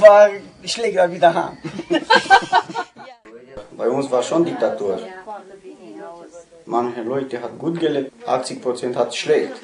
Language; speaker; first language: German; non-native, learner; Romanian